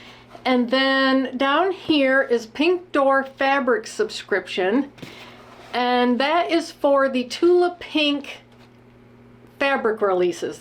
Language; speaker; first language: English; native; English